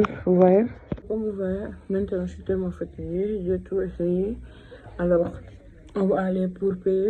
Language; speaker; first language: French; non-native, fluent; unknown